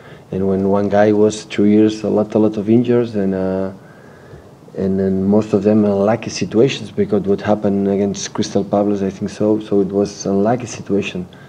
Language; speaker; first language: English; non-native, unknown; Catalan